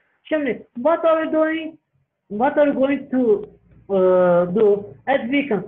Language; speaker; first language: English; non-native, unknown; Turkish